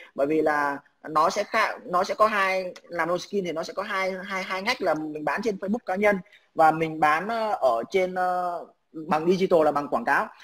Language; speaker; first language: Vietnamese; native; Vietnamese